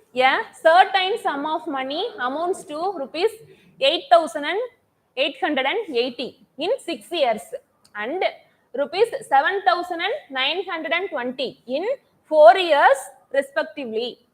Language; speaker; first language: English; non-native, local second language; Tamil